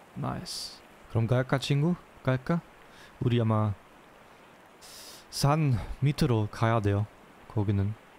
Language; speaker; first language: Korean; non-native, learner; German